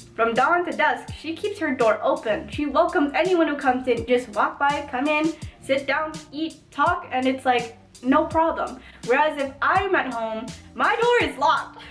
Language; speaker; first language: English; native; English